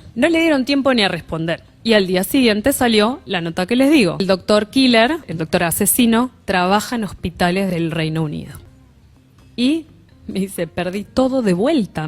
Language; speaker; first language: Spanish; native; Spanish